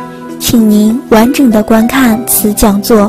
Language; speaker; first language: Chinese; native; Chinese